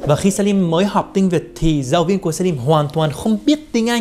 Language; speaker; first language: Vietnamese; non-native, fluent; Arabic